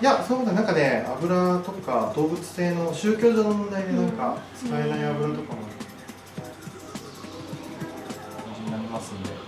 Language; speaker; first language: Japanese; native; Japanese